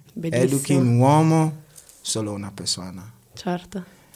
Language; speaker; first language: Italian; non-native, fluent; Akan